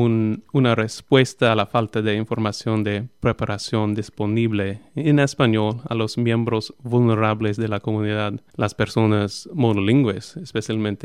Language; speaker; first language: Spanish; non-native, fluent; English